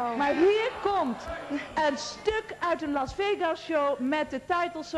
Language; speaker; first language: Dutch; native; Dutch